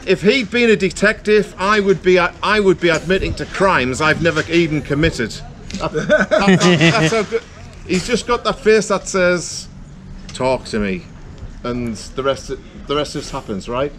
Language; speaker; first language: English; native; English